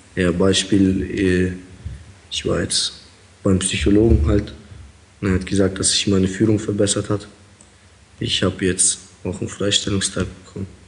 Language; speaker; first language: German; early bilingual, other home language; Russian